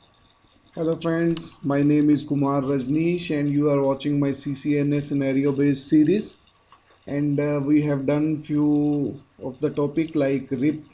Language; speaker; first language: English; non-native, local second language; Hindi